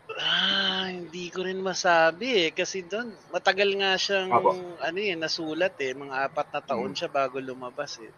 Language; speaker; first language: Filipino; native; Filipino